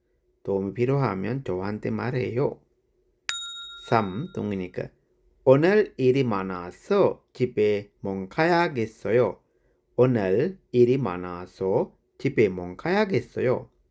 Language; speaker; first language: Korean; non-native, fluent; Sinhala